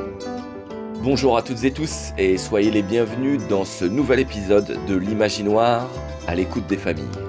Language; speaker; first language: French; native; French